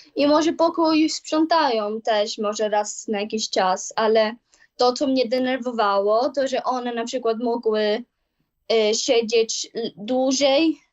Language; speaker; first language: Polish; early bilingual, heritage; Polish